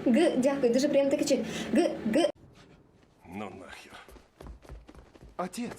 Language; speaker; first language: Ukrainian; native; Ukrainian